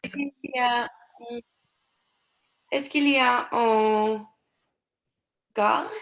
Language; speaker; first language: French; non-native, learner; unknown